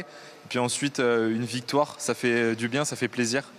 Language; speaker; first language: French; native; French